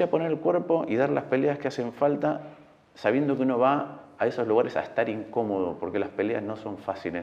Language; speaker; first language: Spanish; native; Spanish